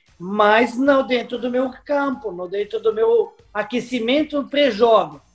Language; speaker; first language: Portuguese; non-native, fluent; Serbian